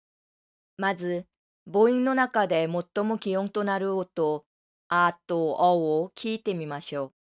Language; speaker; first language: Japanese; non-native, fluent; Korean